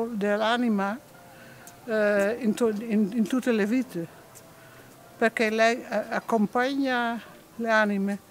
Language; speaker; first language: Italian; non-native, learner; Dutch